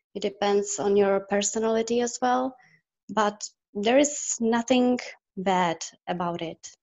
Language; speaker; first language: English; non-native, fluent; Czech